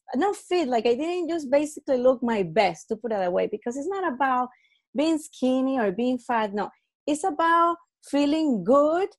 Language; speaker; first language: English; non-native, fluent; Spanish